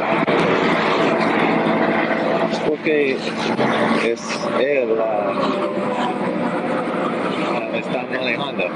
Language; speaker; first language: Spanish; non-native, learner; English